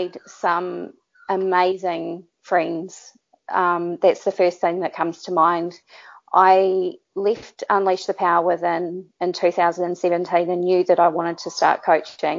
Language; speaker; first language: English; native; English